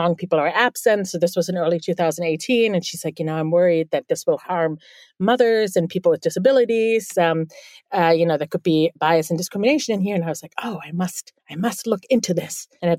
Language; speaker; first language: English; non-native, fluent; German